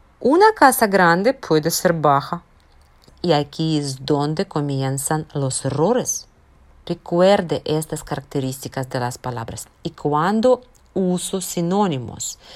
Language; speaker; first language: Spanish; non-native, fluent; Russian